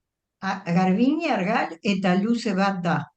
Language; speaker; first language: Basque; non-native, learner; Spanish